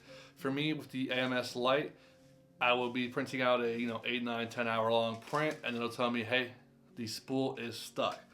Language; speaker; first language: English; native; English